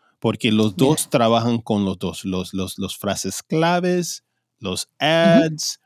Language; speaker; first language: Spanish; early bilingual, heritage; Spanish